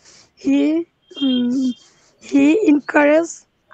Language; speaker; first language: English; non-native, learner; Bangla